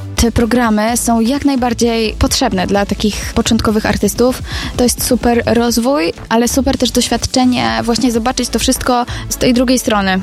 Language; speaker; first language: Polish; native; Polish